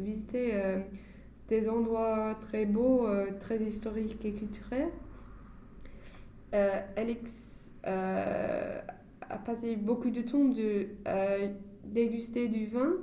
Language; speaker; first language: French; non-native, learner; English